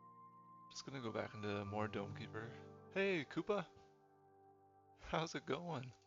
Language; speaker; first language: English; native; English